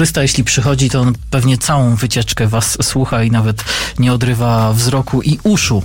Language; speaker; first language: Polish; native; Polish